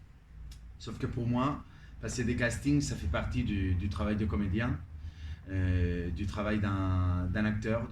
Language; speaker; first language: French; non-native, fluent; Spanish